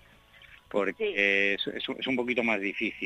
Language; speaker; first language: Spanish; native; Spanish